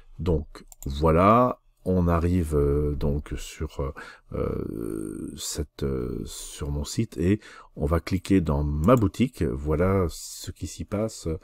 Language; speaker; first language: French; native; French